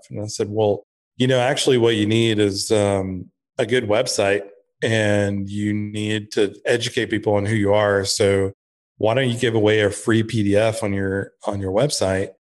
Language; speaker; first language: English; native; English